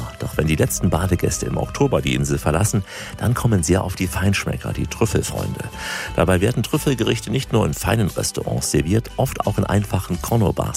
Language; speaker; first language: German; native; German